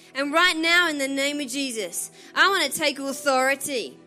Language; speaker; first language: English; native; English